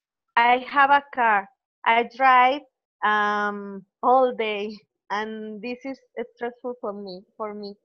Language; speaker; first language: English; non-native, learner; Spanish